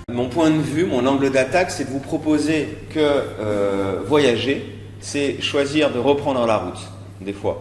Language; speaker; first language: French; native; French